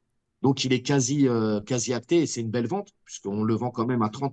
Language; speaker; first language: French; native; French